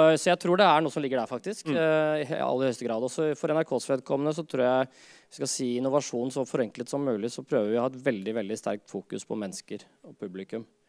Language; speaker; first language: Norwegian; non-native, fluent; Finnish